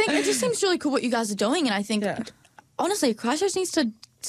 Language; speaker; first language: English; non-native, local second language; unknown